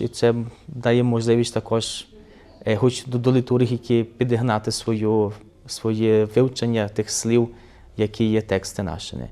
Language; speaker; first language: Ukrainian; early bilingual, heritage; Ukrainian